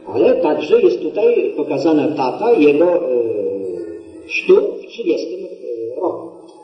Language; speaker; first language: Polish; native; Polish